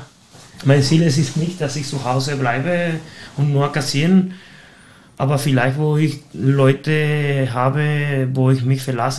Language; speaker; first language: German; non-native, fluent; Spanish